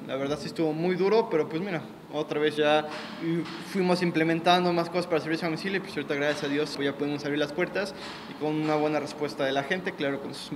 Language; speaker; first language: Spanish; native; Spanish